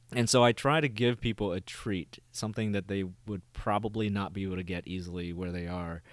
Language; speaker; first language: English; early bilingual, other home language; Vietnamese